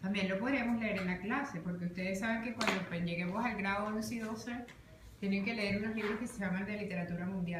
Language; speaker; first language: Spanish; native; Spanish